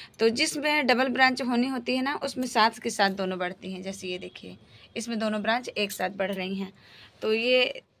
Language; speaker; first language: Hindi; native; Hindi